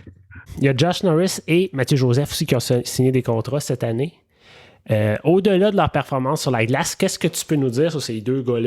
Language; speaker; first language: French; native; French